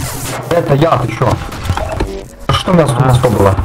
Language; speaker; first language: Russian; native; Russian